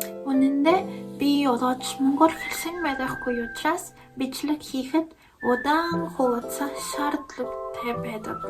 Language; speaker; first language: Mongolian; non-native, learner; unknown